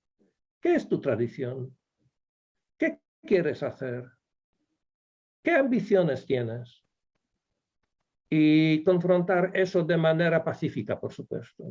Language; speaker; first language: Spanish; non-native, fluent; Polish